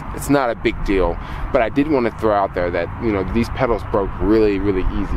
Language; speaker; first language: English; native; English